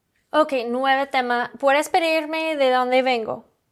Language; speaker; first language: Spanish; non-native, fluent; English